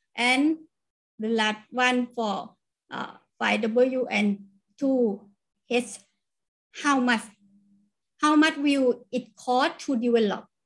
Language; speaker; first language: English; non-native, learner; Thai